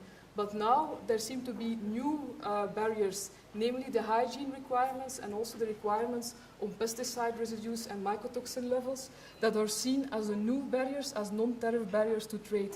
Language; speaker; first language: English; non-native, fluent; Dutch